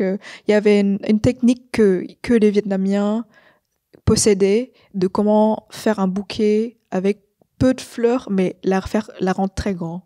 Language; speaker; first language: French; non-native, fluent; Vietnamese